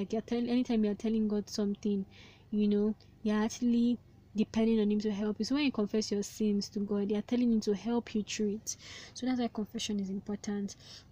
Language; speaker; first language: English; non-native, local second language; Yoruba